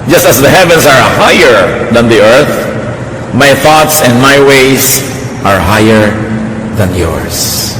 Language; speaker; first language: English; non-native, local second language; Filipino